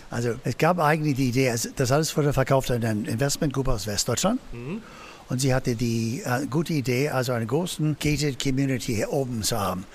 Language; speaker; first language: German; non-native, fluent; English